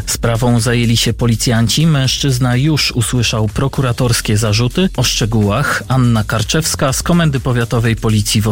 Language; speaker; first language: Polish; native; Polish